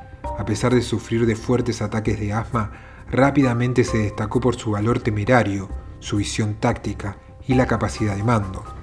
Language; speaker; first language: Spanish; native; Spanish